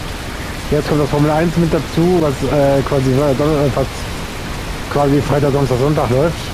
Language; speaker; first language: German; native; German